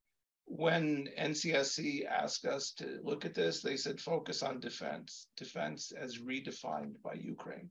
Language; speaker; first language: English; native; English